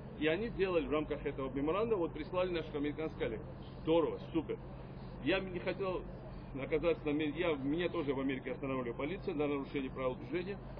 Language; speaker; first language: Russian; non-native, local second language; Georgian